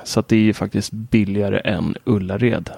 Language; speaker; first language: Swedish; native; Swedish